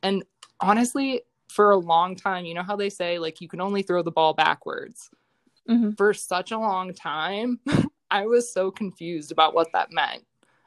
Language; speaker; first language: English; native; English